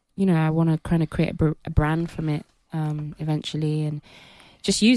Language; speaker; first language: English; native; English